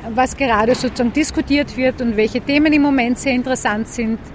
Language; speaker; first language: German; native; German